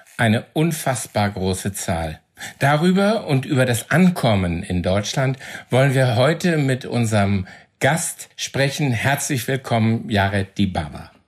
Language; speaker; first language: German; native; German